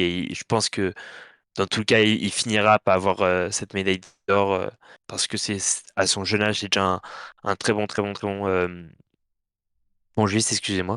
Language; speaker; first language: French; native; French